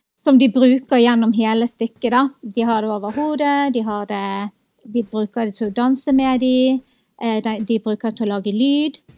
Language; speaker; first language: Norwegian; native; Norwegian